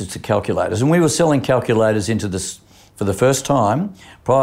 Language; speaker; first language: English; native; English